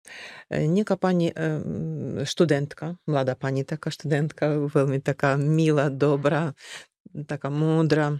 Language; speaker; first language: Slovak; non-native, learner; Ukrainian